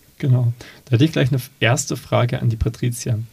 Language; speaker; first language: German; native; German